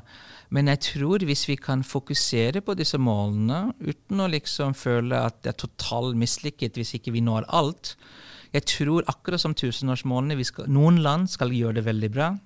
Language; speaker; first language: Norwegian; non-native, fluent; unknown